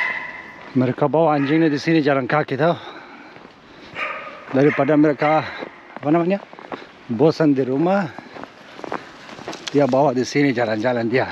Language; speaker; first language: Indonesian; non-native, fluent; Persian